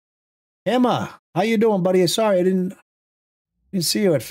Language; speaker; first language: English; native; English